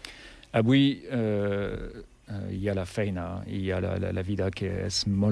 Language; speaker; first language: Catalan; non-native, learner; French